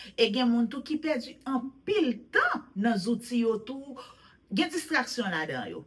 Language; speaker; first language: Haitian Creole; native; Haitian Creole